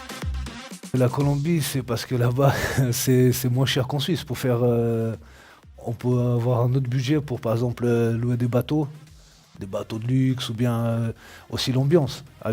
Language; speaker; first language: French; native; French